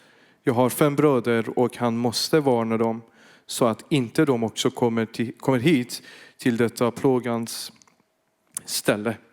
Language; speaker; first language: Swedish; non-native, fluent; Persian